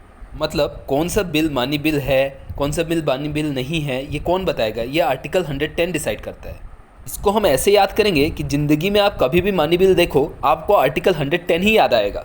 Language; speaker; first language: Hindi; native; Hindi